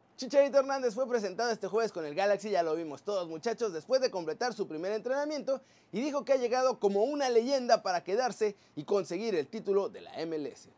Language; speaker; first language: Spanish; native; Spanish